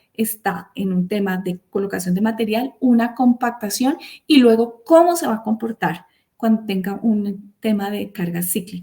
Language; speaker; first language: Spanish; native; Spanish